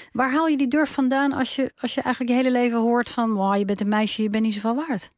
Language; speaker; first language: Dutch; native; Dutch